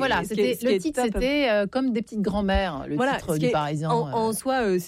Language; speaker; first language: French; native; French